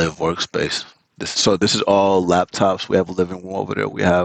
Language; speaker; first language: English; early bilingual, other home language; Spanish